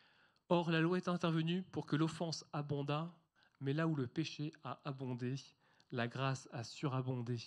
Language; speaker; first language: French; native; French